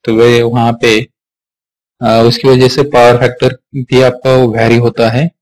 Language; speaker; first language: Hindi; non-native, local second language; Marathi